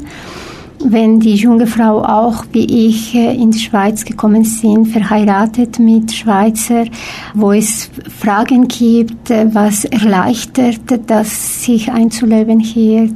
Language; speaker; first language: German; non-native, fluent; Spanish